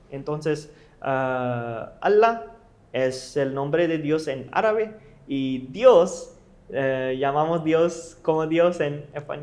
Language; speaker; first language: Spanish; non-native, learner; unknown